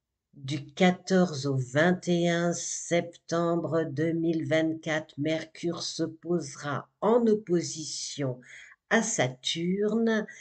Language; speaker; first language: French; native; French